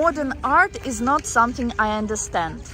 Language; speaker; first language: English; non-native, fluent; Russian